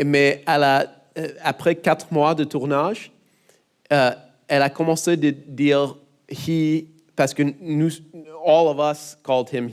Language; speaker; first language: French; non-native, learner; English